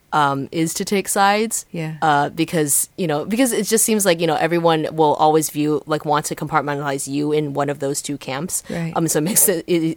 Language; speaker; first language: English; native; English